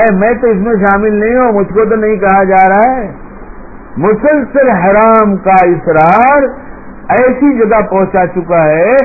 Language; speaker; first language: Urdu; native; Urdu